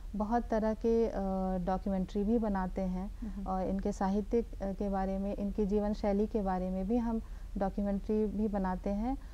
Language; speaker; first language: Hindi; native; Hindi